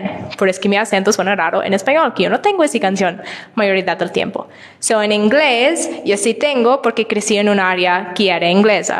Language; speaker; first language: Spanish; non-native, learner; English